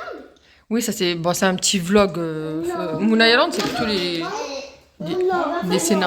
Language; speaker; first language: French; native; French